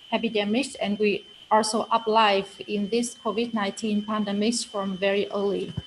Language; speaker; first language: English; non-native, fluent; Vietnamese